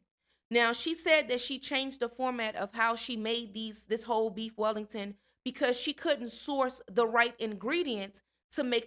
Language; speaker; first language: English; native; English